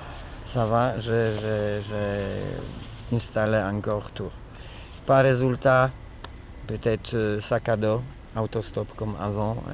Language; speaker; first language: French; non-native, learner; Polish